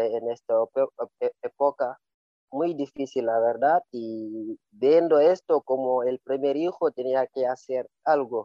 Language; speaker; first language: Spanish; non-native, learner; Wolof